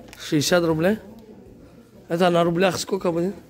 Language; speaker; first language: Russian; non-native, learner; Tajik